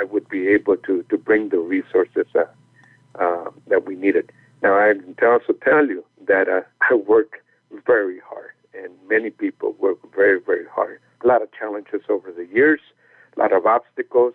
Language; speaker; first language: English; early bilingual, other home language; Spanish